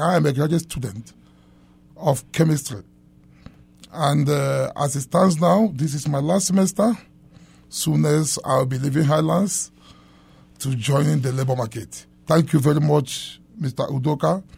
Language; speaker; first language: English; non-native, local second language; Igbo